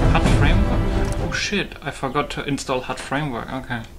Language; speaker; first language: English; non-native, fluent; German